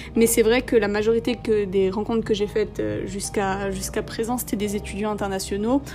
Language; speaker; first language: French; native; French